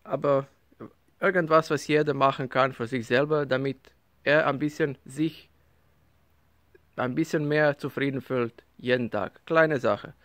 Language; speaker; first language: German; non-native, learner; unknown